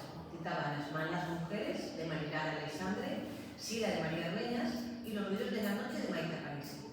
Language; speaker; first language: Spanish; native; Spanish